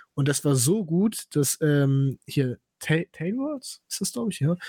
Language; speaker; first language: German; non-native, fluent; Polish